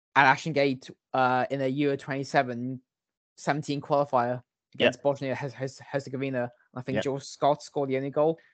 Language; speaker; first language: English; native; English